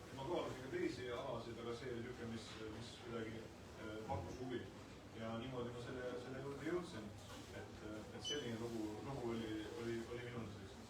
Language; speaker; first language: Estonian; native; Estonian